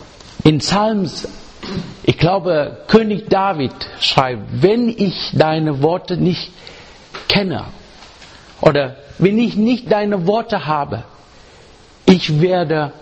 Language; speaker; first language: German; non-native, learner; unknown